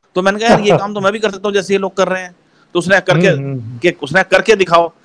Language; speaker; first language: Hindi; native; Hindi